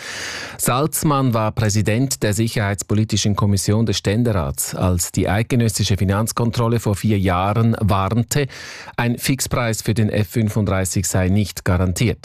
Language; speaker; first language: German; native; German